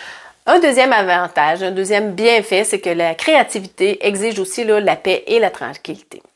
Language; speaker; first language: French; native; French